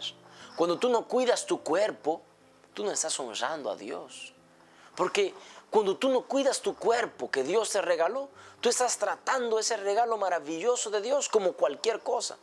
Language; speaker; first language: Spanish; native; Spanish